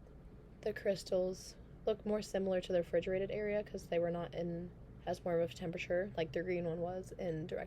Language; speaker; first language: English; native; English